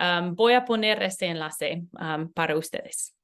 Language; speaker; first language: Spanish; non-native, learner; English